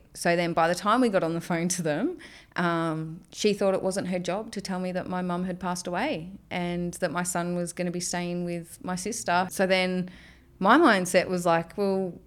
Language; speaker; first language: English; native; English